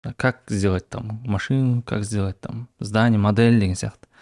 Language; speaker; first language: Russian; non-native, local second language; Kazakh